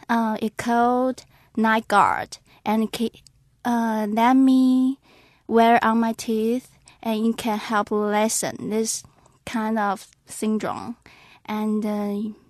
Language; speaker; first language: English; non-native, learner; Chinese